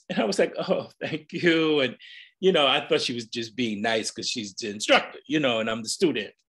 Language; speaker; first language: English; native; English